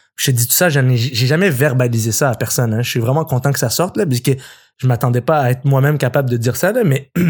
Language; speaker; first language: French; early bilingual, other home language; Arabic